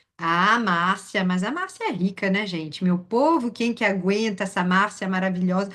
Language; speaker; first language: Portuguese; non-native, fluent; French